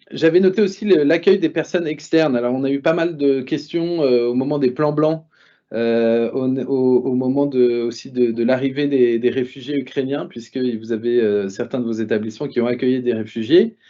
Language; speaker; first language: French; native; French